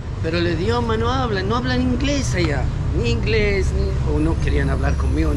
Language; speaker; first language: Spanish; non-native, fluent; Arabic